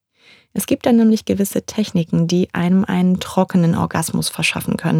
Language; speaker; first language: German; native; German